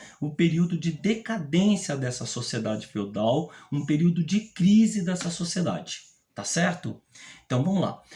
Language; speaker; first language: Portuguese; native; Portuguese